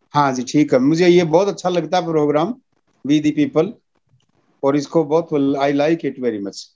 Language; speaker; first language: Hindi; native; Hindi